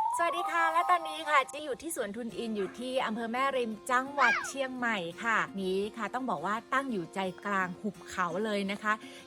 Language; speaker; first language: Thai; native; Thai